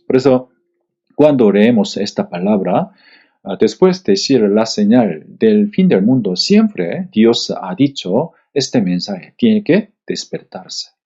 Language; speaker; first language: Spanish; non-native, fluent; Korean